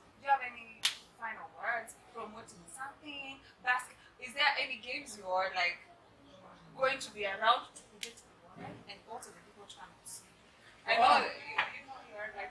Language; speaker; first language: English; non-native, local second language; Swahili